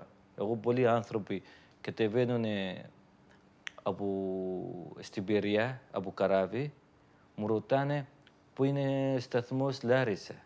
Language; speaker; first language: Greek; non-native, learner; Arabic